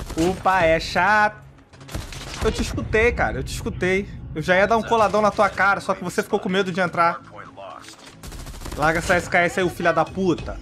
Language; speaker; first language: Portuguese; native; Portuguese